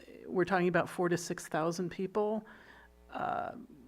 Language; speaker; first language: English; native; English